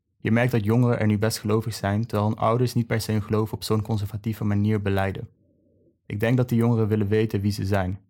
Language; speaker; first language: Dutch; early bilingual, other home language; Serbian